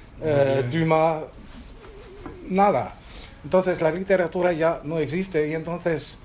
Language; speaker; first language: Spanish; non-native, fluent; German